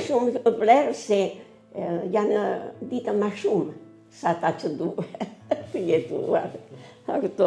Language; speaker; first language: Albanian; non-native, learner; Italian